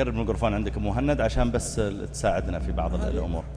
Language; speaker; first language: Arabic; native; Arabic